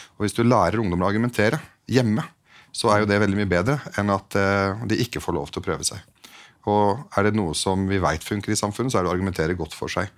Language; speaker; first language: Norwegian; early bilingual, other home language; Arabic